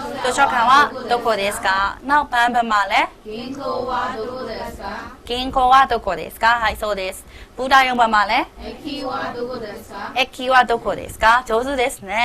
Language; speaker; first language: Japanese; non-native, fluent; Burmese